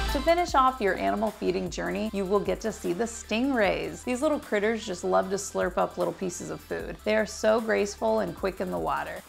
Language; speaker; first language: English; native; English